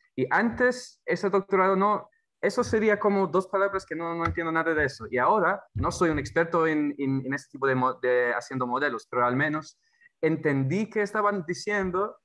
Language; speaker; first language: Spanish; non-native, fluent; English